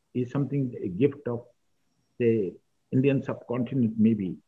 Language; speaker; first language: English; non-native, local second language; Urdu